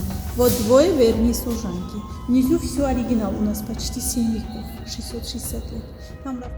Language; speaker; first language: Russian; non-native, local second language; Uzbek